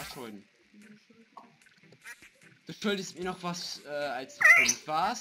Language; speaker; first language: German; native; German